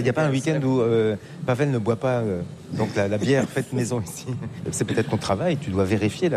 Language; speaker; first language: French; native; French